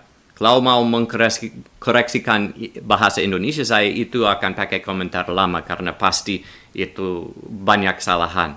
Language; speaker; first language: Indonesian; non-native, learner; English